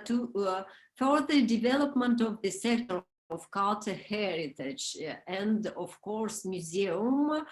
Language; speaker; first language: English; non-native, learner; Romanian